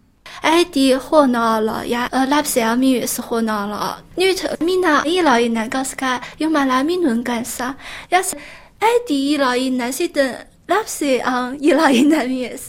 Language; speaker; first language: Finnish; non-native, learner; Chinese